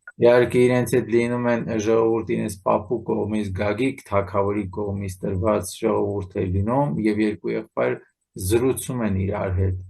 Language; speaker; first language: Armenian; native; Armenian